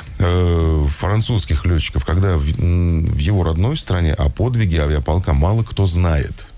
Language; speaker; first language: Russian; native; Russian